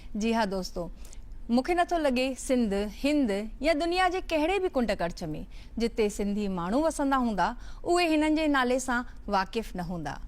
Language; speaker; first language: Sindhi; native; Sindhi